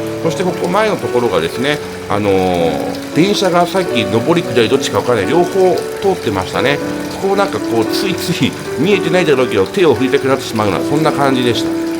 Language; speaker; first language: Japanese; native; Japanese